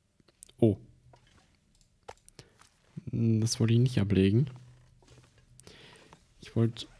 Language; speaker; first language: German; native; German